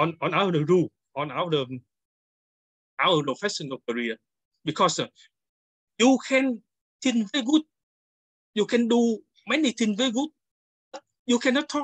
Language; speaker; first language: English; non-native, learner; Vietnamese